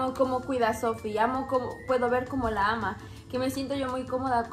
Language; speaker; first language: Spanish; native; Spanish